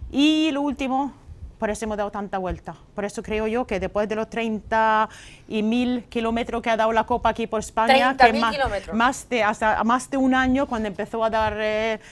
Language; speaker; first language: Spanish; non-native, fluent; Swedish